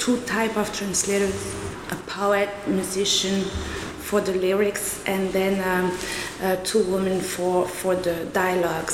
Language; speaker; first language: English; non-native, local second language; Kinyarwanda